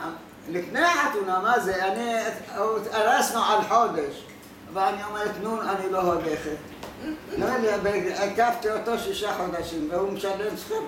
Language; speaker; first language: Hebrew; non-native, fluent; Arabic